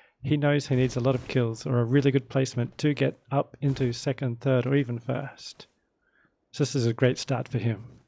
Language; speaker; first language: English; native; English